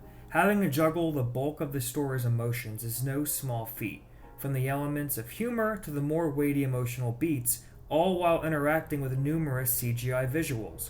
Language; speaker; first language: English; native; English